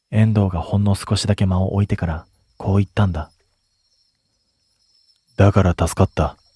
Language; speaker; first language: Japanese; native; Japanese